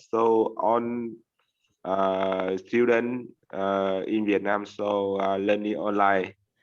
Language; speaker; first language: English; non-native, learner; Vietnamese